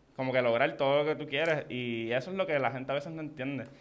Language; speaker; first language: Spanish; native; Spanish